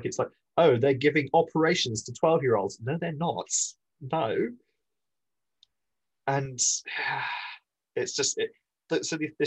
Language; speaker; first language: English; native; English